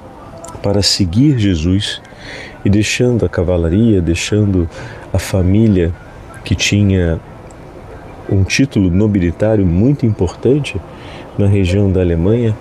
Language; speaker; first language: Portuguese; native; Portuguese